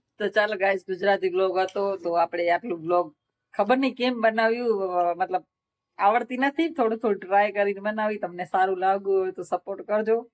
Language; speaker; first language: Gujarati; non-native, local second language; Kachhi